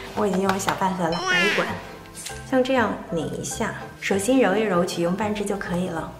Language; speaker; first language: Chinese; native; Chinese